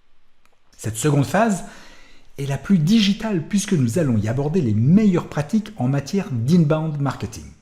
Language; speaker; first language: French; native; French